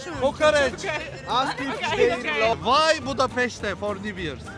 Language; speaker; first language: English; non-native, learner; Turkish